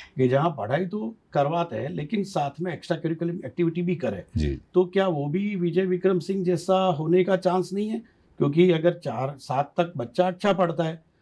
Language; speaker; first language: Hindi; non-native, local second language; Gujarati